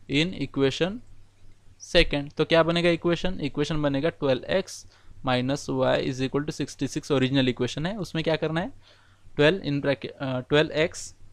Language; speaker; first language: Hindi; non-native, local second language; Marathi